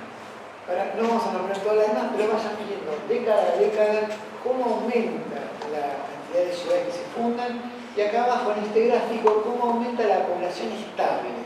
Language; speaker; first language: Spanish; native; Spanish